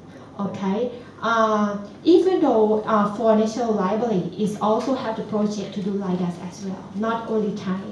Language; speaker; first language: English; non-native, learner; Thai